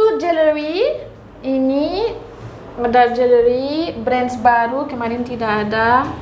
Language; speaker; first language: Indonesian; non-native, learner; French